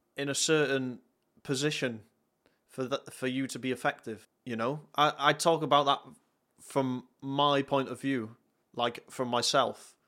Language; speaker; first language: English; native; English